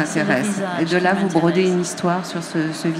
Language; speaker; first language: French; native; French